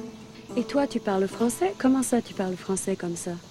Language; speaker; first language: French; native; French